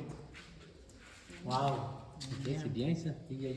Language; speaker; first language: French; native; French